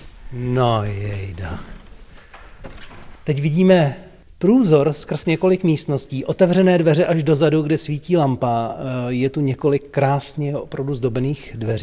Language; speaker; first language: Czech; native; Czech